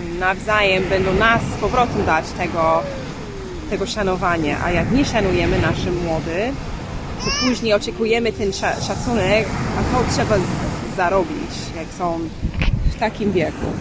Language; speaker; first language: Polish; non-native, learner; English